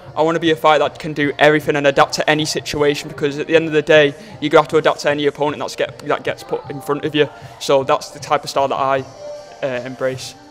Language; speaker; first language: English; native; English